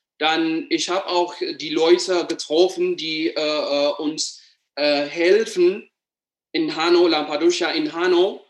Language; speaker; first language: German; non-native, learner; Amharic